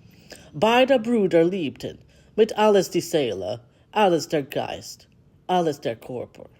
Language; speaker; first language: German; non-native, learner; English